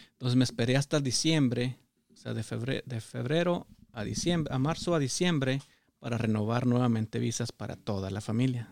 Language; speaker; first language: Spanish; native; Spanish